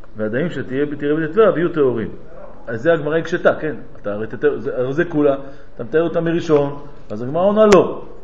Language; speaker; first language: Hebrew; non-native, fluent; French